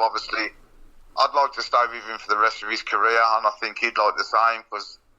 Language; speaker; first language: English; native; English